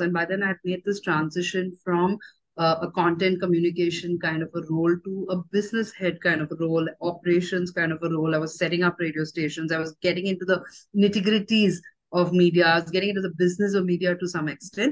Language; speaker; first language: English; non-native, local second language; Tamil